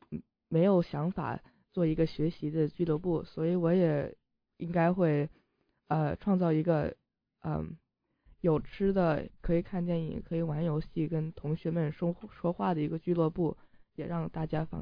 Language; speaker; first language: Chinese; early bilingual, heritage; Chinese